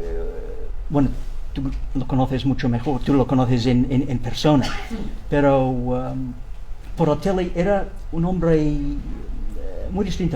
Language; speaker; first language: Spanish; non-native, learner; English